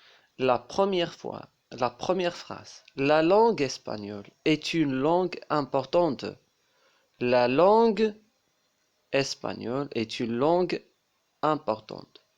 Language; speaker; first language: French; non-native, local second language; Arabic